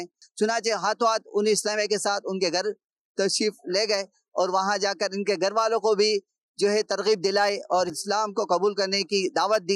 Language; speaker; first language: Urdu; native; Urdu